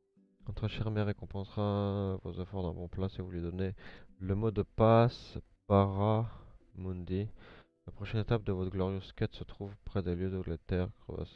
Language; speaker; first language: French; native; French